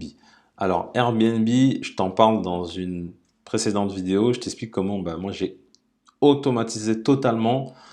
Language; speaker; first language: French; native; French